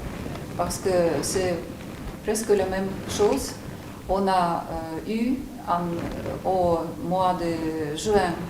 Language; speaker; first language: French; non-native, fluent; Ukrainian